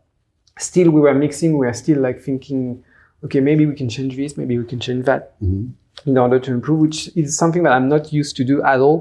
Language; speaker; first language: English; non-native, fluent; French